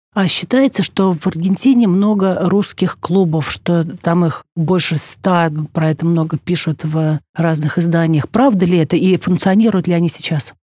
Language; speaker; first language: Russian; native; Russian